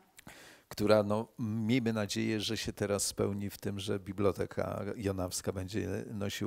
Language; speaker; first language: Polish; native; Polish